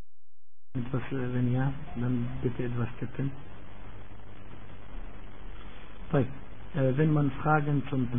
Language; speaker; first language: German; non-native, fluent; Arabic